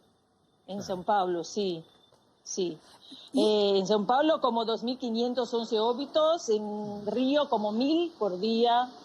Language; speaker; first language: Spanish; non-native, fluent; Portuguese